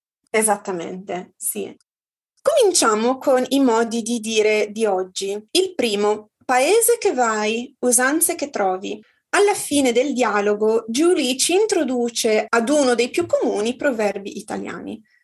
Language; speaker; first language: Italian; native; Italian